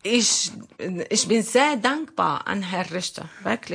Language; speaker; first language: German; non-native, learner; Arabic